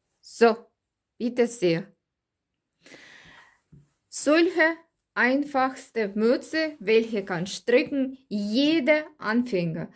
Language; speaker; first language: German; non-native, learner; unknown